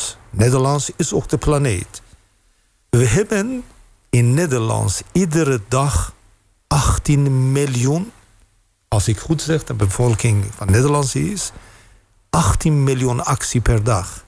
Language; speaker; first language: Dutch; non-native, fluent; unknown